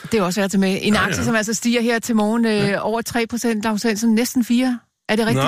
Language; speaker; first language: Danish; native; Danish